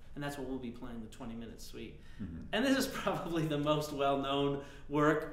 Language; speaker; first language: English; native; English